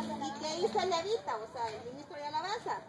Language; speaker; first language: Spanish; native; Spanish